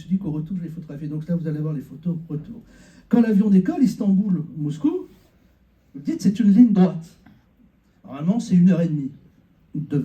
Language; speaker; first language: French; native; French